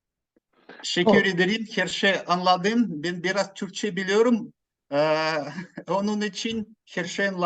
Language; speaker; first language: Turkish; non-native, learner; Russian